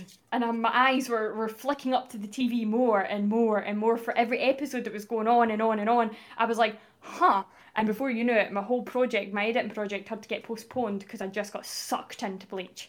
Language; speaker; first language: English; native; English